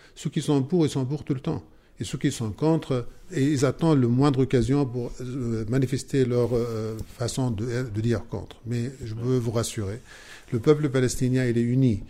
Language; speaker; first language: French; non-native, fluent; Arabic